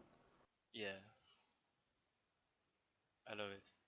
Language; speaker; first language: English; non-native, learner; French